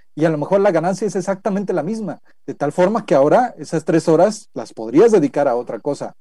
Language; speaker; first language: Spanish; native; Spanish